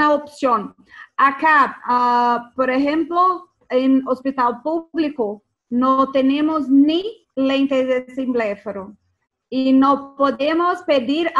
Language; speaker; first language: Spanish; non-native, fluent; Portuguese